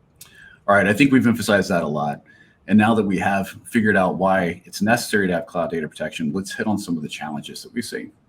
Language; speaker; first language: English; native; English